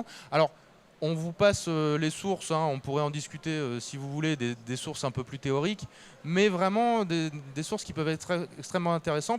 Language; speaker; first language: French; native; French